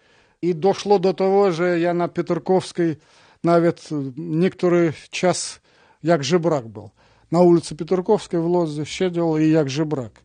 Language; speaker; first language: Polish; non-native, learner; Russian